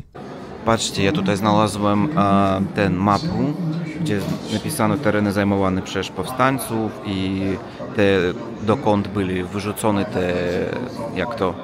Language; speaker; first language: Polish; non-native, learner; Russian